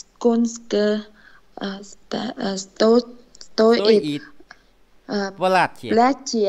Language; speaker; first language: Russian; non-native, learner; Vietnamese